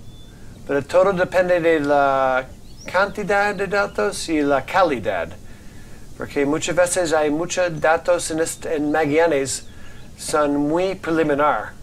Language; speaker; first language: Spanish; non-native, learner; English